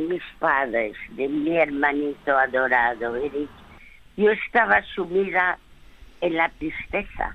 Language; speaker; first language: Spanish; early bilingual, other home language; French